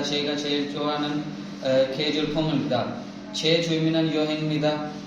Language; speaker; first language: Korean; non-native, learner; Urdu